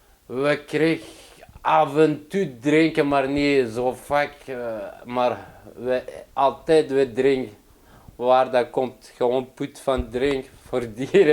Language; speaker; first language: Dutch; non-native, learner; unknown